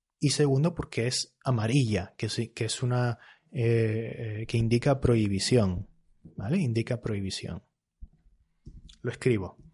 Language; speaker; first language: Spanish; native; Spanish